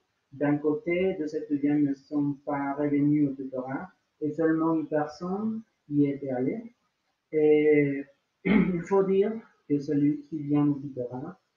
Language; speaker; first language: French; non-native, learner; Spanish